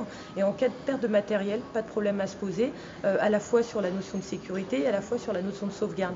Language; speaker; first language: French; native; French